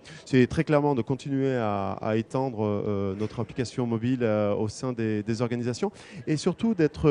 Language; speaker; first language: French; native; French